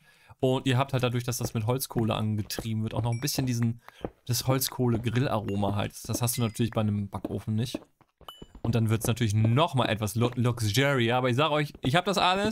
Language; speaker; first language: German; native; German